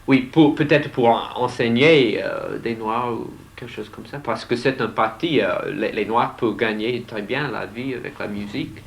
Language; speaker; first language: French; non-native, learner; English